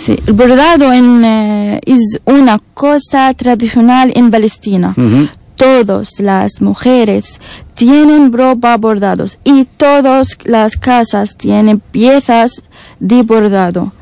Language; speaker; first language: Spanish; non-native, learner; Arabic